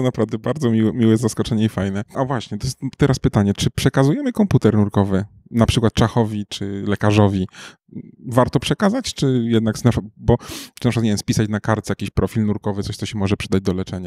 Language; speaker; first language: Polish; native; Polish